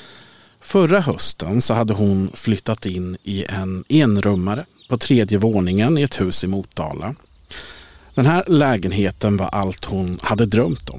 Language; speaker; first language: Swedish; native; Swedish